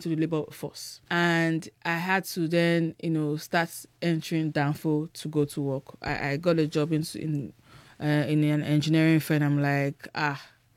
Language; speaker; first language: English; non-native, local second language; Yoruba